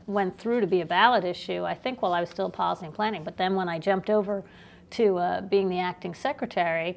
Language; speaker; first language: English; native; English